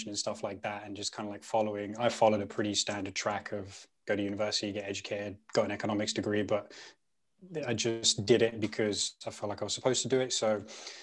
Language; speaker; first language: English; non-native, local second language; Punjabi